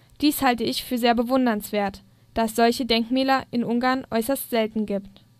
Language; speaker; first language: German; native; German